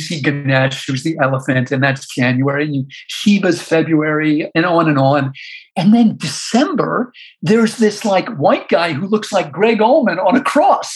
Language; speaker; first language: English; native; English